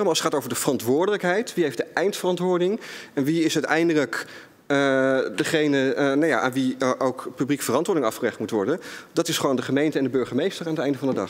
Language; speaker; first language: Dutch; native; Dutch